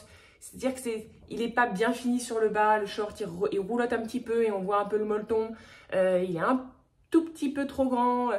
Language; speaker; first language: French; native; French